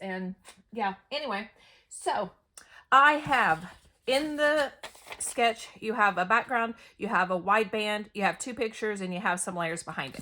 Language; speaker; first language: English; native; English